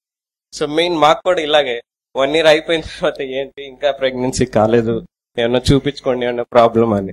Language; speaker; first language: Telugu; native; Telugu